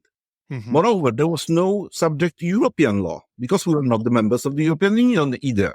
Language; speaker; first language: English; non-native, fluent; Polish